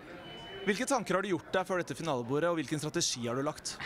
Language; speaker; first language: Norwegian; native; Norwegian